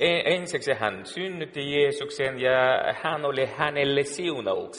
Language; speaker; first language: Finnish; non-native, fluent; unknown